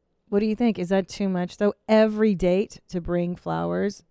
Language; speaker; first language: English; native; English